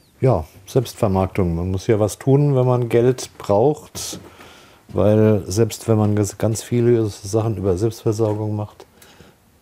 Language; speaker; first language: German; native; German